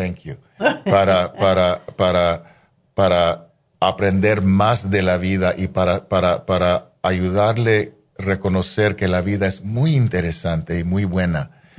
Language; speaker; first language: Spanish; non-native, fluent; English